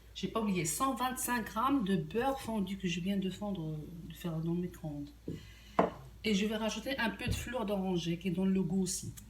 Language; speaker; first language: French; non-native, local second language; Arabic